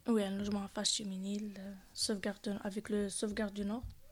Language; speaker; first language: French; non-native, learner; Arabic